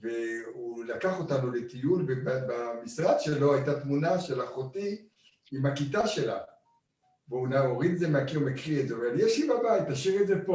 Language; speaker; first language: Hebrew; early bilingual, other home language; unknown